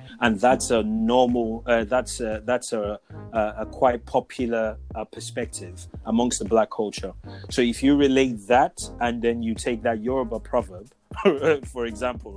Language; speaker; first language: English; non-native, local second language; Yoruba